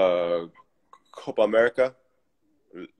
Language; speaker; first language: French; early bilingual, heritage; English